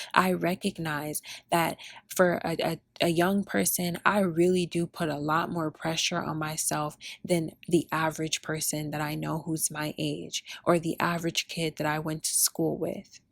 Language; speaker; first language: English; early bilingual, other home language; Spanish